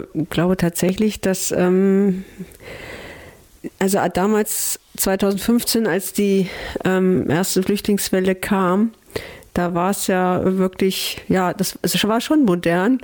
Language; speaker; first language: German; native; German